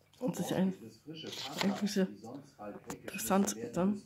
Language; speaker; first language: German; non-native, learner; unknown